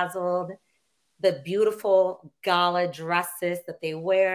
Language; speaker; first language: English; non-native, local second language; Filipino